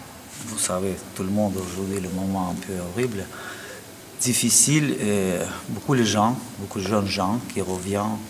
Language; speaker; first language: French; non-native, learner; Russian